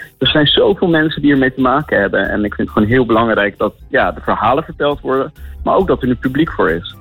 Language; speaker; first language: Dutch; native; Dutch